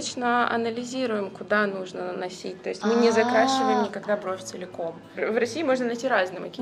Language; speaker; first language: Russian; native; Russian